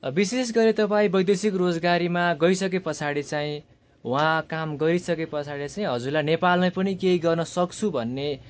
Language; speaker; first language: Nepali; native; Nepali